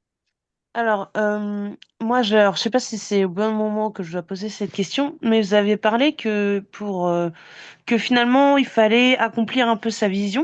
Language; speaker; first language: French; native; French